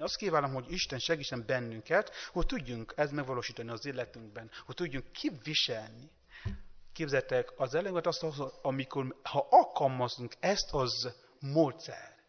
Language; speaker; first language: Hungarian; non-native, learner; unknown